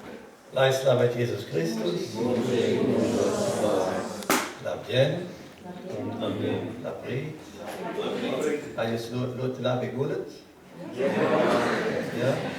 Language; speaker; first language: Latvian; non-native, learner; French